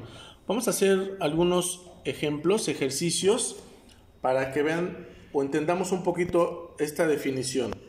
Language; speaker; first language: Spanish; native; Spanish